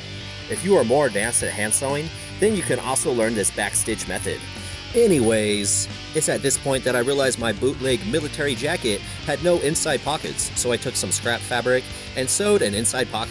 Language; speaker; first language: English; native; English